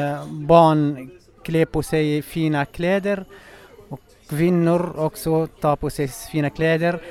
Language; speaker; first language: Swedish; non-native, fluent; Arabic